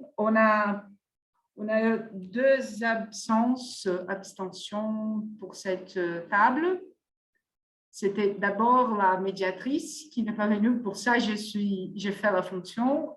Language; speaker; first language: French; non-native, fluent; Portuguese